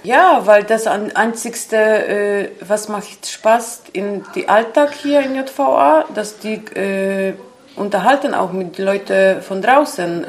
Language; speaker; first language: German; non-native, learner; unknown